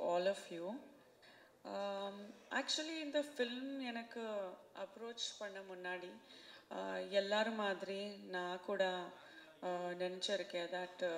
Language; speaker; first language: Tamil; non-native, fluent; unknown